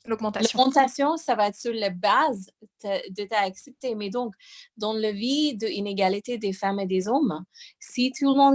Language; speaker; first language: French; non-native, fluent; English